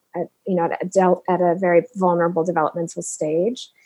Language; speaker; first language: English; native; English